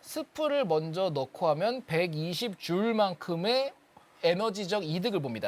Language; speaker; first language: Korean; native; Korean